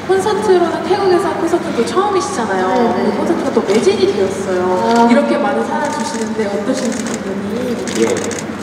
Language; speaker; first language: Thai; native; Thai